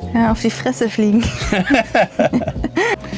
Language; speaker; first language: German; native; German